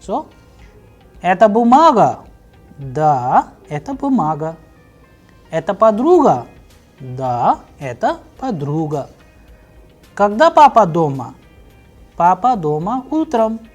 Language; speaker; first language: Russian; non-native, fluent; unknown